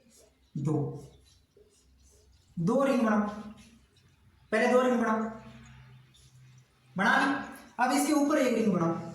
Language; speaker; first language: Hindi; native; Hindi